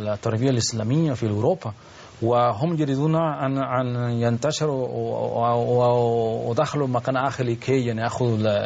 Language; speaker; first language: Arabic; non-native, learner; Spanish